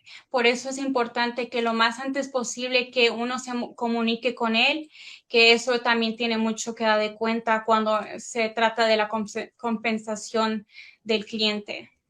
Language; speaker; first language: Spanish; early bilingual, heritage; Spanish